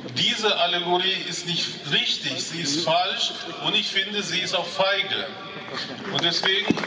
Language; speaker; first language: German; non-native, fluent; Russian